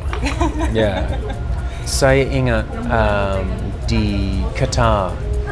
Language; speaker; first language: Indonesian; non-native, learner; English